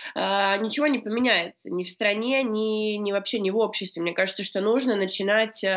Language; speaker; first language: Russian; native; Russian